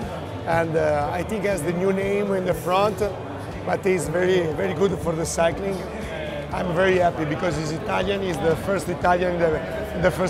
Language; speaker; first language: English; non-native, learner; Italian